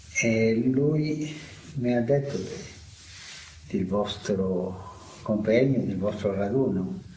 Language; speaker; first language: Italian; non-native, fluent; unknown